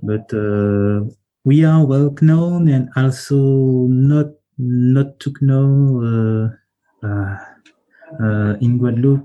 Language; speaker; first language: English; non-native, learner; French